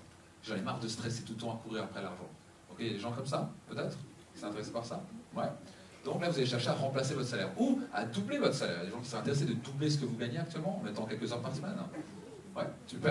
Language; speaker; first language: French; native; French